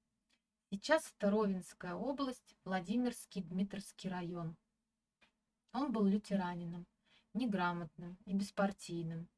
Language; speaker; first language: Russian; native; Russian